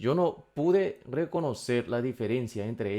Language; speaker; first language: Spanish; non-native, fluent; Korean